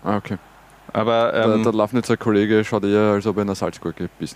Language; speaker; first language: German; native; German